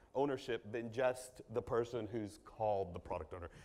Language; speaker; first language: English; native; English